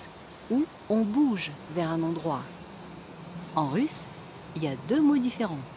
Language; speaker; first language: French; non-native, fluent; Russian